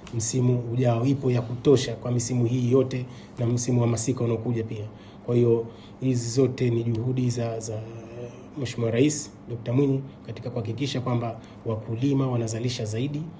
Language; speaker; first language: Swahili; native; Swahili